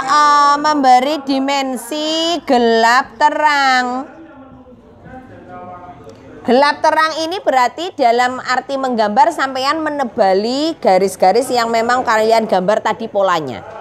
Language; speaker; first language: Indonesian; non-native, local second language; Javanese